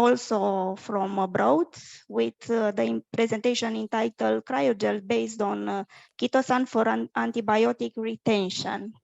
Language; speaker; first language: English; non-native, fluent; Romanian